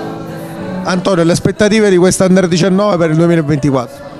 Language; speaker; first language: Italian; native; Italian